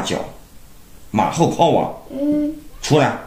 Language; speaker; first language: Chinese; native; Chinese